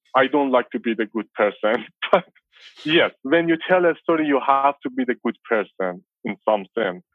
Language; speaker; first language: English; non-native, fluent; Persian